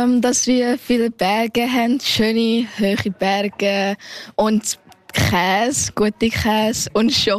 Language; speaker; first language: German; early bilingual, heritage; German